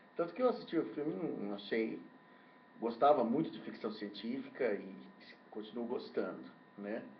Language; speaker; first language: Portuguese; native; Portuguese